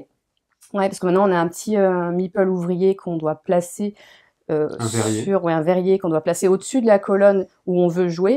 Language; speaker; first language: French; native; French